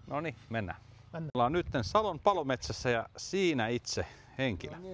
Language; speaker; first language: Finnish; native; Finnish